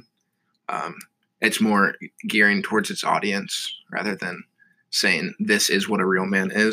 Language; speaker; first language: English; native; English